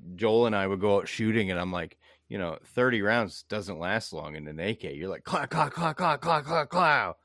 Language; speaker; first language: English; native; English